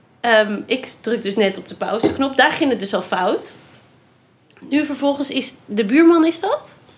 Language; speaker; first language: Dutch; native; Dutch